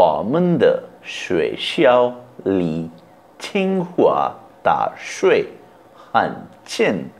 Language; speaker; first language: Chinese; non-native, fluent; Hindi